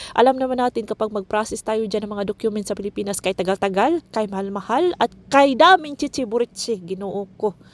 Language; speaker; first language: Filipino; non-native, local second language; Cebuano